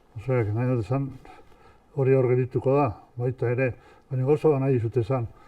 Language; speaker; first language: Basque; native; Basque